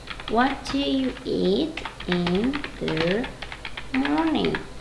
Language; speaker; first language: English; non-native, fluent; Vietnamese